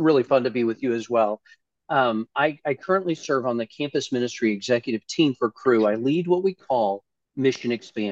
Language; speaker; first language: English; native; English